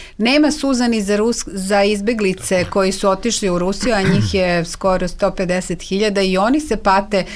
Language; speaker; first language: Serbian; native; Serbian